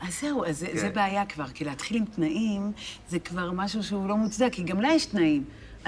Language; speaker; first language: Hebrew; native; Hebrew